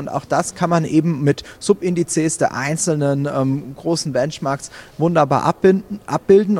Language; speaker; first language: German; native; German